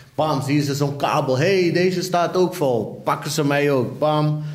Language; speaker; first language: Dutch; early bilingual, other home language; Papiamento